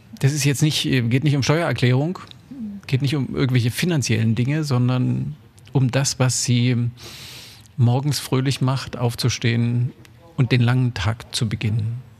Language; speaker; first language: German; native; German